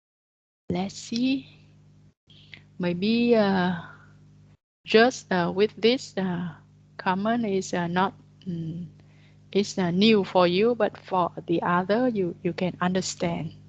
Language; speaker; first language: English; non-native, learner; Vietnamese